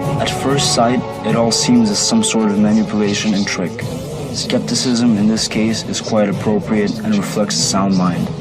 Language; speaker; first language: English; non-native, fluent; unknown